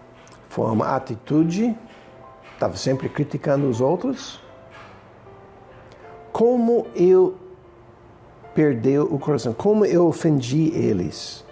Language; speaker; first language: Portuguese; non-native, fluent; English